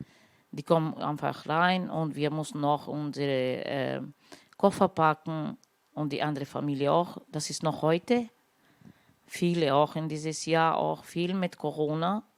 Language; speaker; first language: German; non-native, learner; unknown